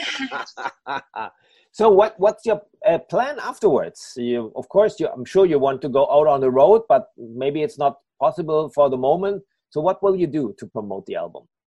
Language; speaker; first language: English; non-native, fluent; German